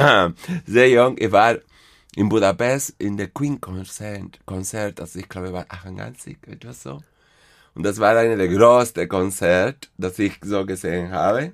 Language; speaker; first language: German; non-native, fluent; Spanish